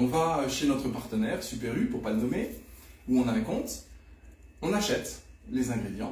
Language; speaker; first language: French; native; French